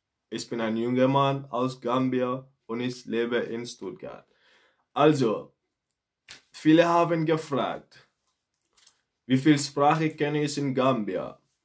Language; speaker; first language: German; non-native, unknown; Mandingo